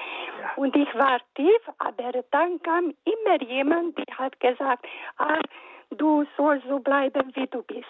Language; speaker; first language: German; non-native, fluent; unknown